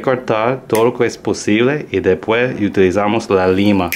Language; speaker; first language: Spanish; non-native, learner; English